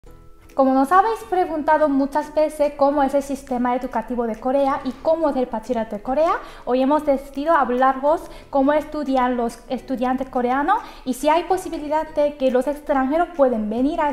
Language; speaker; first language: Spanish; non-native, fluent; Korean